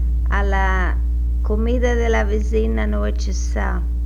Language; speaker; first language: Spanish; early bilingual, heritage; Spanish